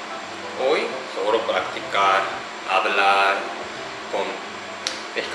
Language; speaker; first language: Spanish; non-native, learner; Japanese